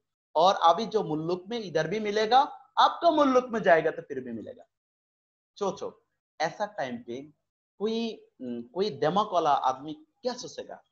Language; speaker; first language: Hindi; non-native, fluent; Bangla